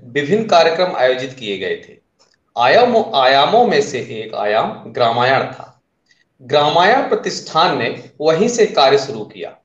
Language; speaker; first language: Hindi; non-native, local second language; Marathi